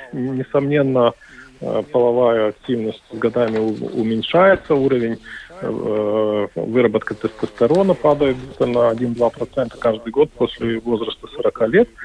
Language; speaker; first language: Russian; non-native, local second language; Latvian